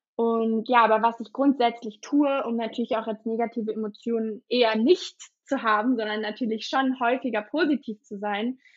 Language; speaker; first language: German; native; German